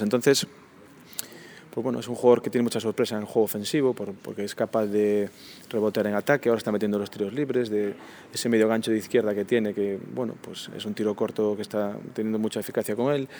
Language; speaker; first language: Spanish; native; Spanish